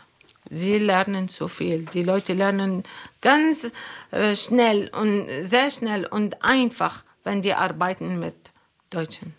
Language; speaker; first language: German; non-native, learner; Arabic